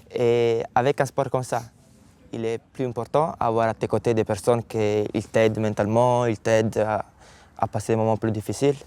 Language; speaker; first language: French; non-native, learner; Italian